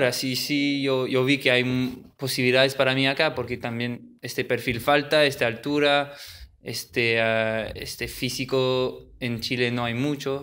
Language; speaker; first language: Spanish; early bilingual, heritage; French